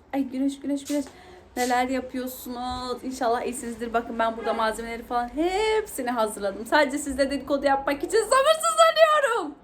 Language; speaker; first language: Turkish; non-native, local second language; Arabic